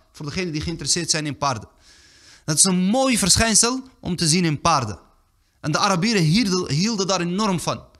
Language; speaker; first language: Dutch; early bilingual, other home language; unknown